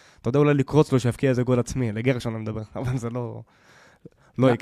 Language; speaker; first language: Hebrew; native; Hebrew